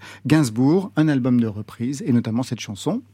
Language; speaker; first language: French; native; French